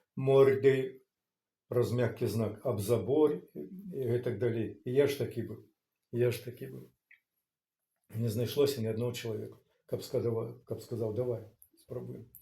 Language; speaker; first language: Belarusian; non-native, local second language; Russian